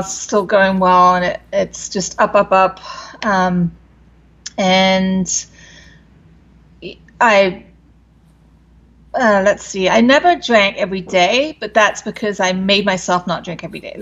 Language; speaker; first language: English; native; English